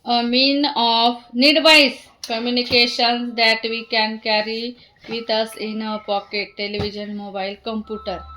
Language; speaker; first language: English; non-native, local second language; Marathi